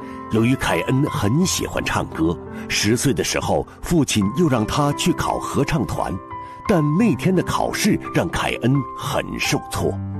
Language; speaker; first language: Chinese; native; Chinese